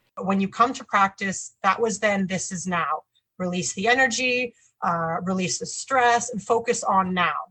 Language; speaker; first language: English; native; English